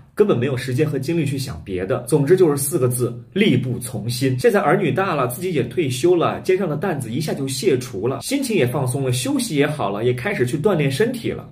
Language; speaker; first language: Chinese; native; Chinese